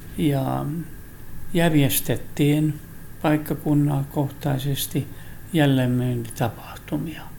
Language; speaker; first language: Finnish; non-native, local second language; Swedish